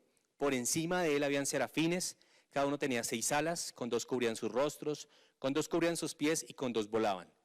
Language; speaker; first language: Spanish; native; Spanish